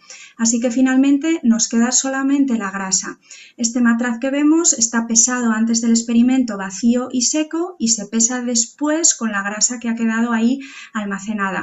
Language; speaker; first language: Spanish; native; Spanish